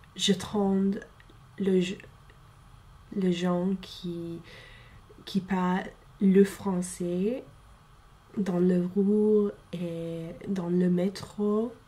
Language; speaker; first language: French; non-native, fluent; English